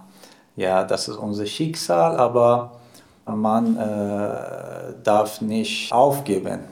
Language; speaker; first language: German; non-native, learner; Persian